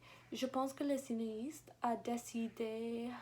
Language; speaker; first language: French; non-native, learner; English